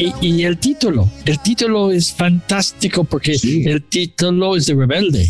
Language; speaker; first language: Spanish; non-native, learner; English